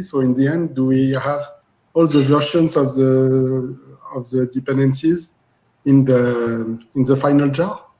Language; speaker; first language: English; non-native, fluent; French